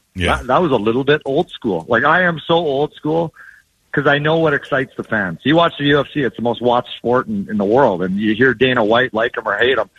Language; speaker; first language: English; native; English